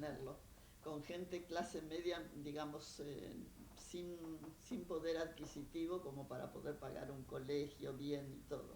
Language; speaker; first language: Spanish; early bilingual, other home language; Yiddish